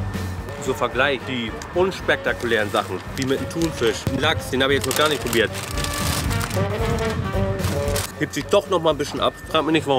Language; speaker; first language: German; native; German